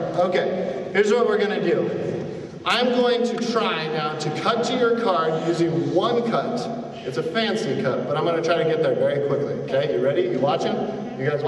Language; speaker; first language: English; native; English